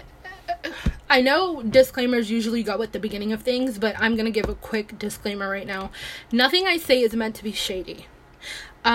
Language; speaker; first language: English; early bilingual, other home language; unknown